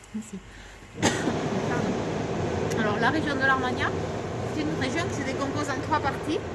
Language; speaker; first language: French; native; French